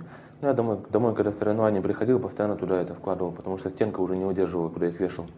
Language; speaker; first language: Russian; native; Russian